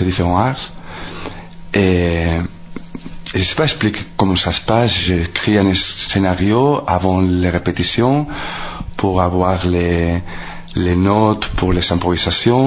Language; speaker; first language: French; non-native, fluent; Spanish